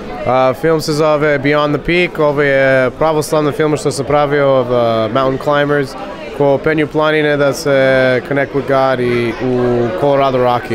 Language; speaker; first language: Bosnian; early bilingual, heritage; Serbian